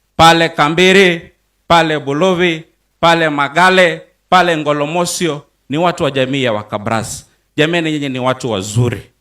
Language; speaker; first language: Swahili; non-native, local second language; Luyia